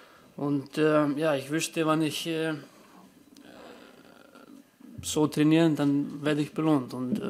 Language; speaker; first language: German; non-native, fluent; English